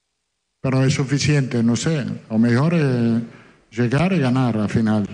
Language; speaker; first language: Portuguese; non-native, fluent; Italian